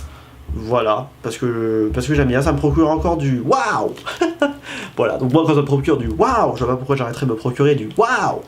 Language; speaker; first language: French; native; French